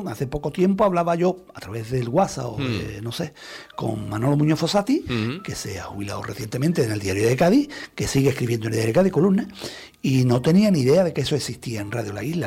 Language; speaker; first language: Spanish; native; Spanish